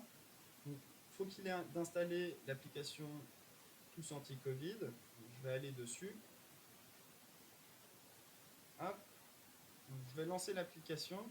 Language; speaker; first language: French; native; French